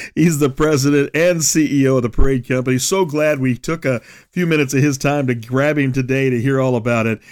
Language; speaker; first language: English; native; English